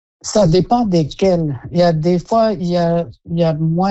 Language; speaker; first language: French; non-native, local second language; Innu-aimun